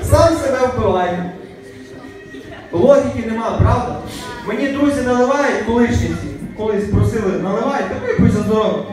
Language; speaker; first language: Ukrainian; native; Ukrainian